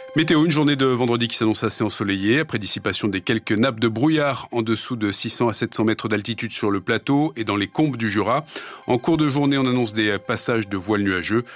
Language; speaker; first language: French; native; French